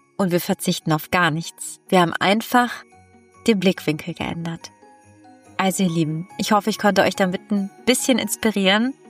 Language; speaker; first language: German; non-native, fluent; Italian